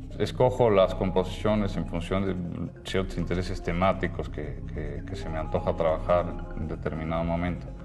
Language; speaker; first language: Spanish; native; Spanish